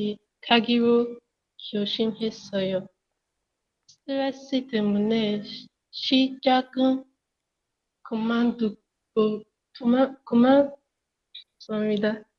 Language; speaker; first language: Korean; non-native, learner; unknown